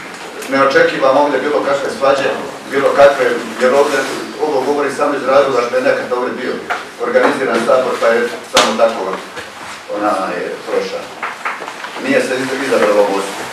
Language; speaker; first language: Croatian; native; Croatian